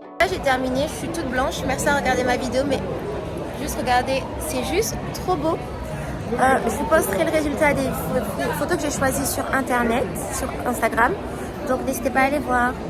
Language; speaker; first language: French; early bilingual, other home language; Arabic